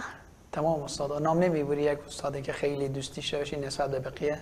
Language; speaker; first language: Persian; native; Persian